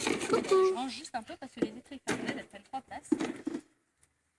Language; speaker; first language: French; native; French